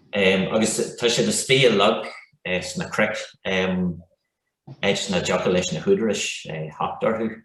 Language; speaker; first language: Irish; non-native, local second language; English